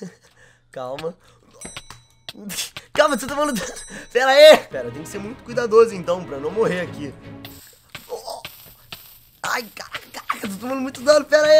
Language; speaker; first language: Portuguese; native; Portuguese